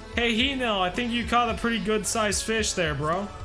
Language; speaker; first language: English; native; English